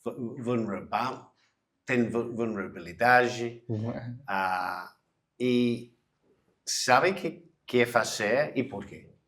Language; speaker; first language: Portuguese; non-native, learner; English